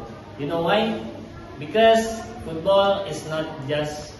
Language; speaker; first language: English; non-native, learner; Indonesian